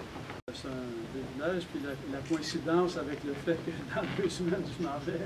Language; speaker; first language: French; native; French